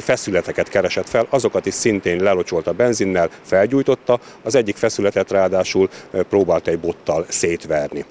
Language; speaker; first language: Hungarian; native; Hungarian